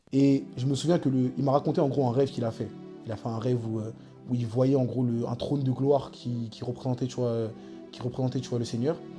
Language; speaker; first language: French; early bilingual, other home language; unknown